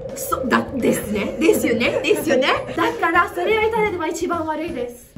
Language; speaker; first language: Japanese; non-native, learner; Italian